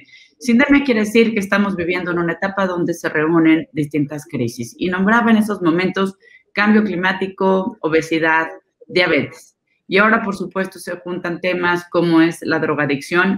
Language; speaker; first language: Spanish; native; Spanish